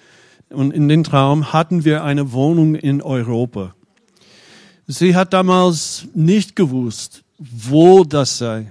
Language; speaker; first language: German; non-native, fluent; English